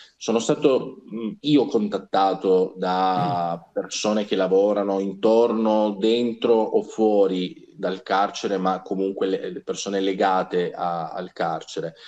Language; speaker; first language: Italian; native; Italian